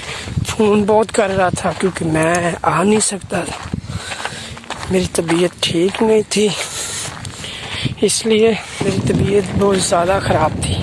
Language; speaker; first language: Hindi; non-native, local second language; Punjabi